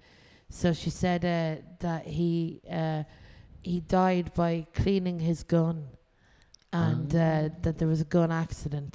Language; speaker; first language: English; native; English